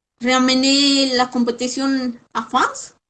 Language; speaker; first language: French; non-native, fluent; Spanish